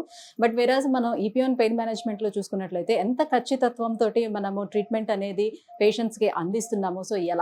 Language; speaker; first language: Telugu; native; Telugu